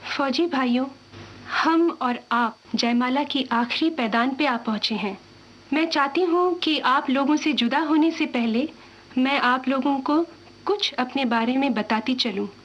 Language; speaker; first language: Hindi; non-native, local second language; Tamil